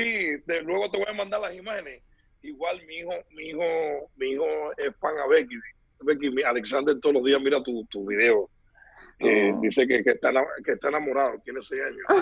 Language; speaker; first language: Spanish; native; Spanish